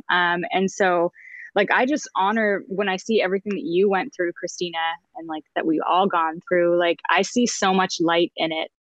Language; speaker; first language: English; native; English